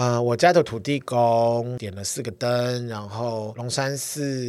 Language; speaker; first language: Chinese; native; Chinese